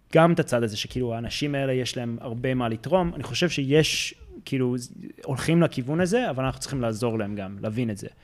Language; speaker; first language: Hebrew; early bilingual, heritage; Hebrew